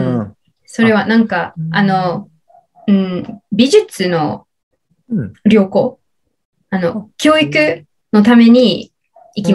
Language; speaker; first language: Japanese; non-native, learner; English